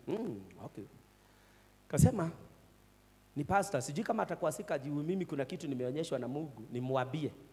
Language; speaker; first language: Swahili; non-native, local second language; Kikuyu